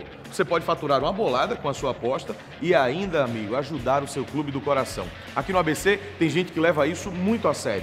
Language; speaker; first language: Portuguese; native; Portuguese